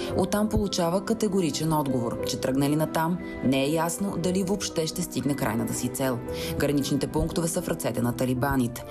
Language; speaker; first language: Bulgarian; native; Bulgarian